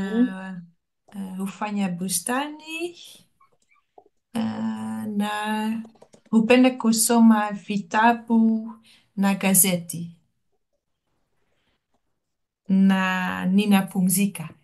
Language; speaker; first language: Swahili; non-native, learner; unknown